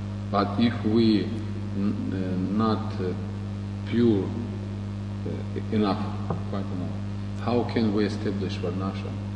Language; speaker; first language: English; non-native, learner; Russian